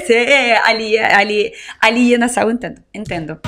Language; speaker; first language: Portuguese; non-native, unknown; Russian